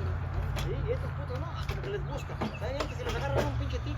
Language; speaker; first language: Spanish; native; Spanish